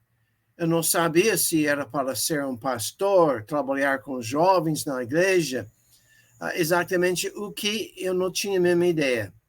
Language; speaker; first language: Portuguese; non-native, fluent; English